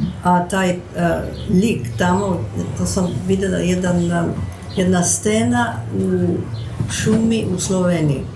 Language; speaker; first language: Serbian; early bilingual, heritage; Serbian